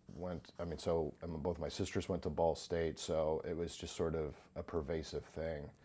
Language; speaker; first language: English; native; English